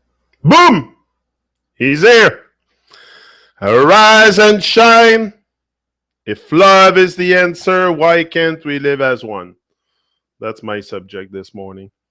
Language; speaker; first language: English; non-native, fluent; French